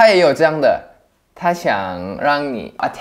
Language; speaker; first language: Chinese; non-native, learner; Thai